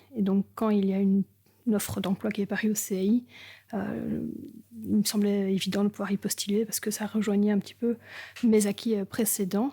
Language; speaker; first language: French; native; French